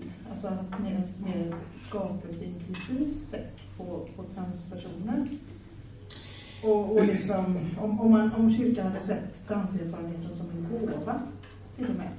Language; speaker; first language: Swedish; native; Swedish